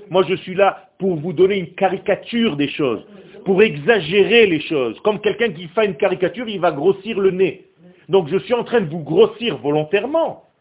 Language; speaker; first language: French; non-native, fluent; Hebrew